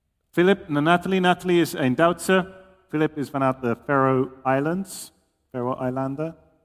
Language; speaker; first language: Dutch; non-native, learner; English